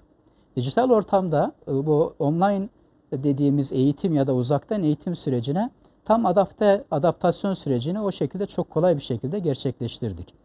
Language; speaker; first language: Turkish; native; Turkish